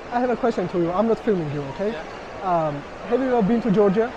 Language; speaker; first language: English; non-native, learner; Georgian